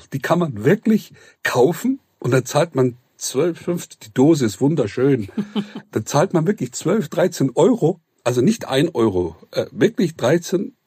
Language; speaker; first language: German; non-native, fluent; Turkish